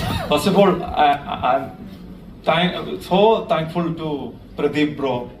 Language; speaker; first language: English; non-native, local second language; Malayalam